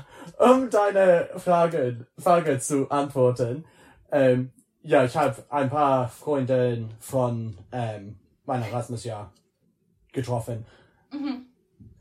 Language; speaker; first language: German; non-native, learner; English